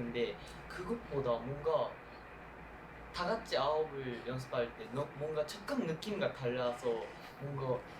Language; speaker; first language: Korean; non-native, learner; Japanese